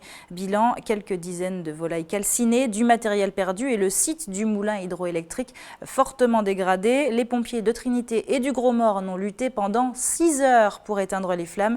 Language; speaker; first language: French; native; French